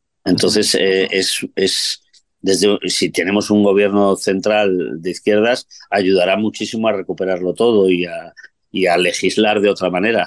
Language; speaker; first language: Spanish; native; Spanish